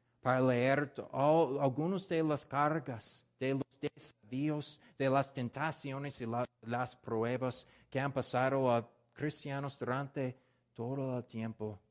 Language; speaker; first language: Spanish; non-native, learner; English